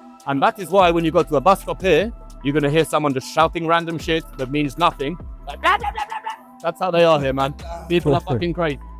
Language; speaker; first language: English; native; English